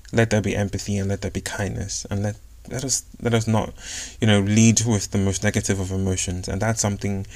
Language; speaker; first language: English; non-native, local second language; Yoruba